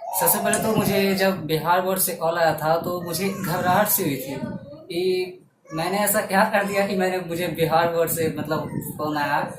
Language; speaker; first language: Hindi; native; Hindi